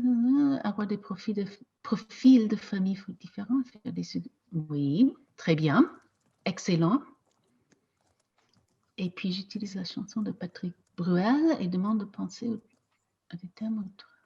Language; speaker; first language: French; non-native, fluent; English